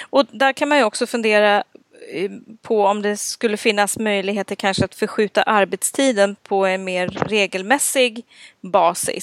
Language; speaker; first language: Swedish; native; Swedish